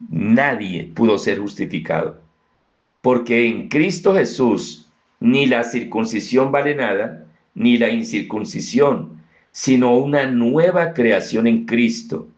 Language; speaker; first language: Spanish; native; Spanish